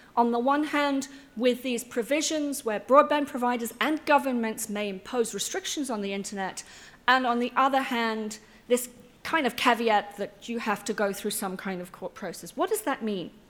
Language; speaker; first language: English; native; English